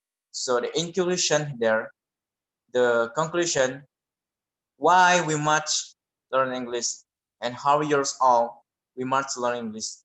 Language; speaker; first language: English; non-native, learner; Indonesian